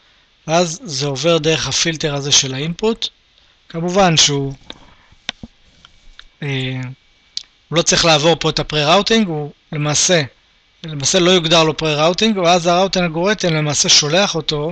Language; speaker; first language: Hebrew; native; Hebrew